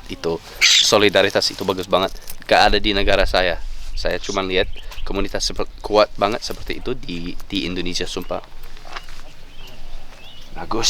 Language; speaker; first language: Indonesian; non-native, fluent; English